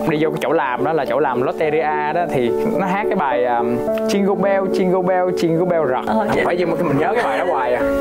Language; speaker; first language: Vietnamese; native; Vietnamese